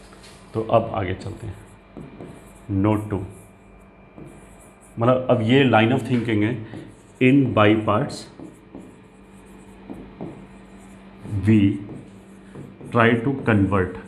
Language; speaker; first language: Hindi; native; Hindi